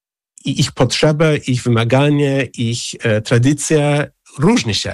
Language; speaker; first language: Polish; non-native, fluent; English